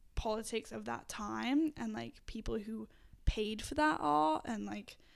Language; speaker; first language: English; native; English